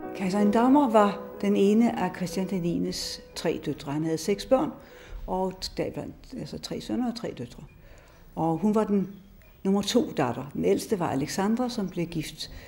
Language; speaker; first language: Danish; native; Danish